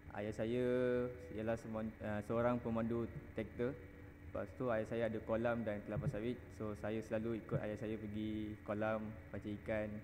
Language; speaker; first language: Malay; non-native, local second language; Tamil